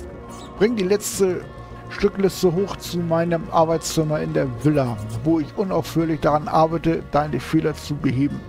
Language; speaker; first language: German; native; German